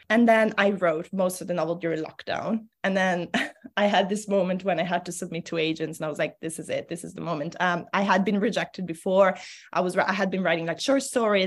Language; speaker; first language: English; non-native, fluent; Italian